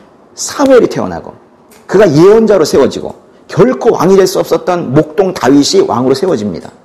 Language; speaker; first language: Korean; native; Korean